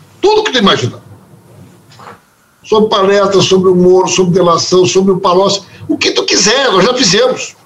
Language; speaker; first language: Portuguese; native; Portuguese